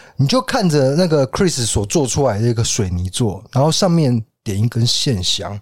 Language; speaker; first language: Chinese; native; Chinese